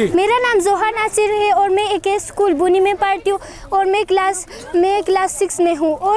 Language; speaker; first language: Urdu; non-native, local second language; Khowar